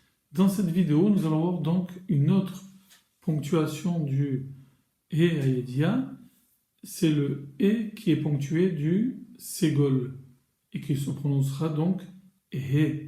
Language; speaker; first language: French; native; French